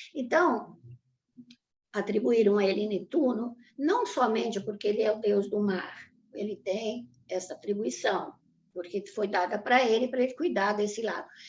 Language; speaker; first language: Portuguese; early bilingual, other home language; Italian